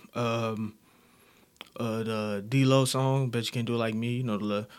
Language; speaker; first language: English; native; English